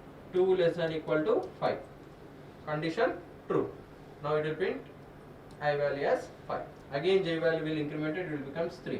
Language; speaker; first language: English; non-native, local second language; Telugu